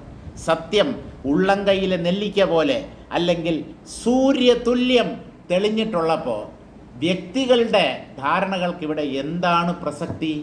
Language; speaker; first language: Malayalam; native; Malayalam